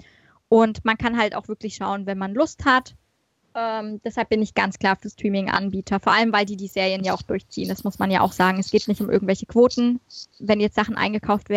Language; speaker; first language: German; native; German